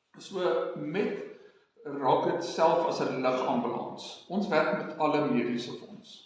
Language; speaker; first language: Afrikaans; non-native, local second language; English